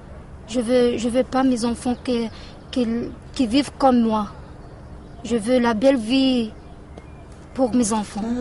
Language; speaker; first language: French; non-native, local second language; Arabic